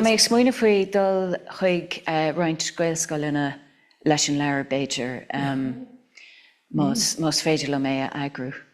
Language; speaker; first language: Irish; non-native, local second language; English